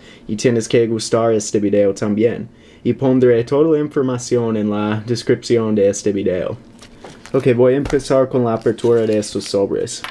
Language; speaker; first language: Spanish; non-native, learner; English